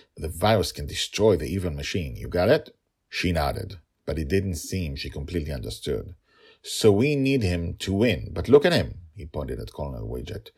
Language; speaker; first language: English; non-native, fluent; Hebrew